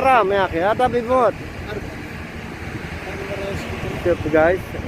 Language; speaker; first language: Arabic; non-native, learner; Filipino